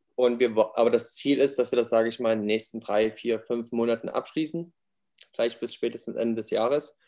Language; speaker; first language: German; native; German